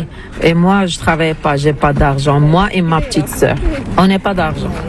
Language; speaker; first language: French; non-native, local second language; Arabic